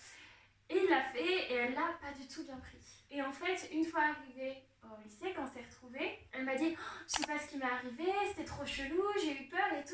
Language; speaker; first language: French; native; French